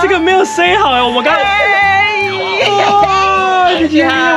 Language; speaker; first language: Chinese; native; Chinese